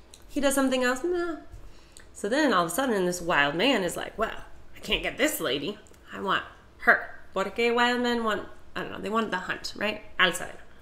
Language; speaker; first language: English; native; English